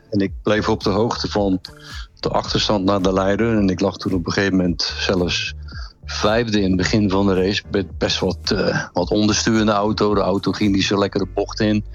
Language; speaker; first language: Dutch; native; Dutch